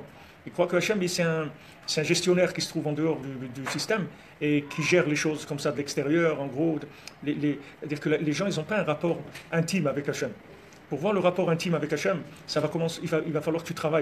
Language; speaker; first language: French; native; French